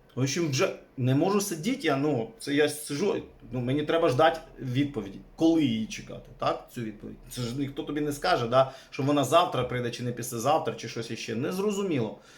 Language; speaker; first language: Ukrainian; native; Ukrainian